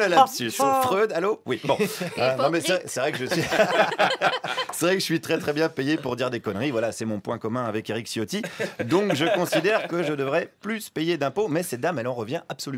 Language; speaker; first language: French; native; French